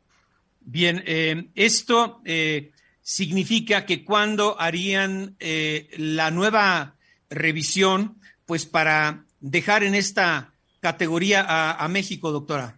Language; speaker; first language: Spanish; native; Spanish